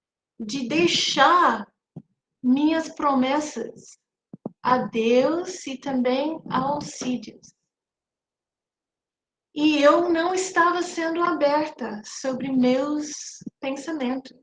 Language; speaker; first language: Portuguese; non-native, fluent; English